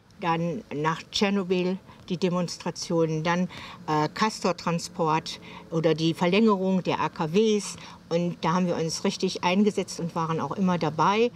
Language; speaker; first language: German; native; German